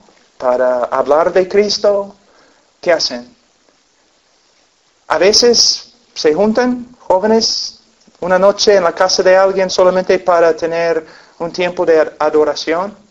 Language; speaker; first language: Spanish; non-native, fluent; English